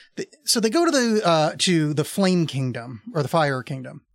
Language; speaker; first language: English; native; English